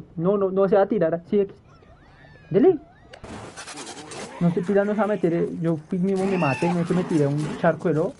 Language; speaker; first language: Spanish; native; Spanish